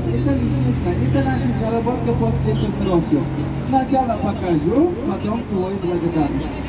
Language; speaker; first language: Russian; non-native, learner; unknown